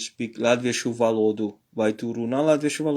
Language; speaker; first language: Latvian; non-native, learner; Morisyen